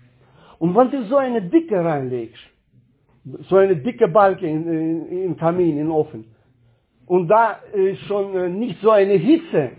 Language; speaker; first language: German; non-native, learner; Russian